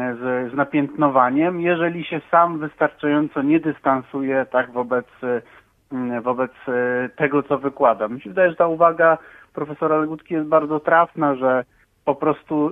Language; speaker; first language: Polish; native; Polish